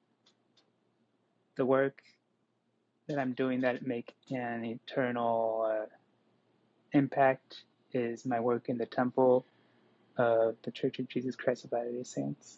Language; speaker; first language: English; native; English